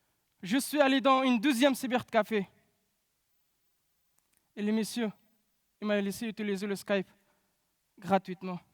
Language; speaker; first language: French; non-native, learner; Pashto